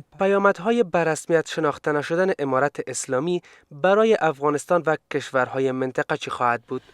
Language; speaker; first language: Persian; native; Persian